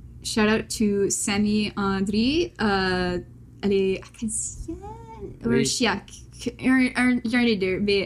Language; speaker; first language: French; native; French